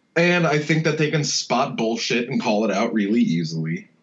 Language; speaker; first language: English; native; English